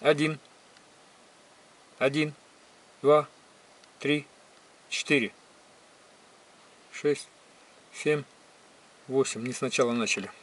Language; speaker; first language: Russian; native; Russian